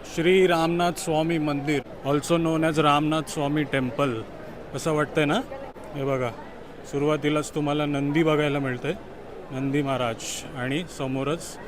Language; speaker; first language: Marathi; native; Marathi